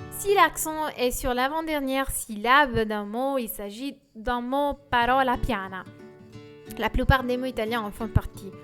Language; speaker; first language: French; non-native, fluent; Italian